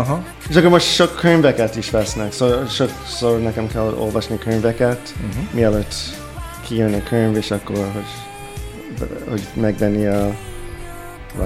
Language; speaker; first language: Hungarian; early bilingual, heritage; English